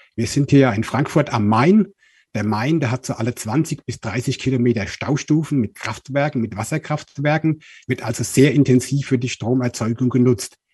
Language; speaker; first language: German; native; German